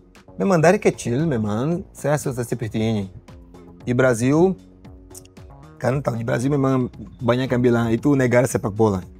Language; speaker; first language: Indonesian; non-native, learner; Portuguese